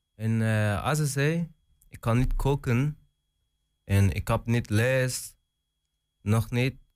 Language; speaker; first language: Dutch; non-native, learner; Persian